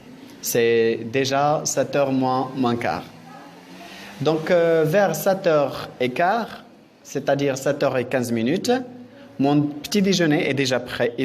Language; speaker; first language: French; non-native, local second language; Arabic